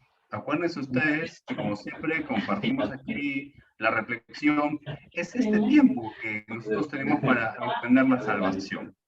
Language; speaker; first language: Spanish; native; Spanish